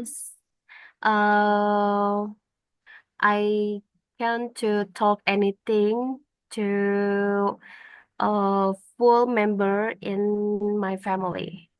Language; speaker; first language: English; non-native, learner; Indonesian